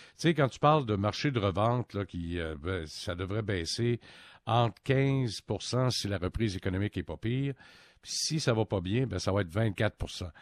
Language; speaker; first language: French; native; French